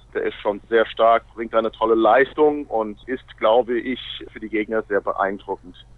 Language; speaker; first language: German; non-native, fluent; English